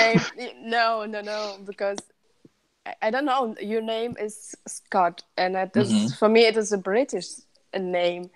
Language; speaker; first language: English; non-native, learner; Russian